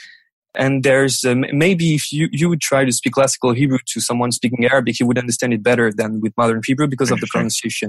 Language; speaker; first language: English; non-native, fluent; French